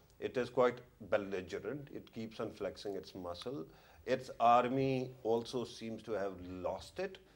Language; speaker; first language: English; non-native, local second language; Urdu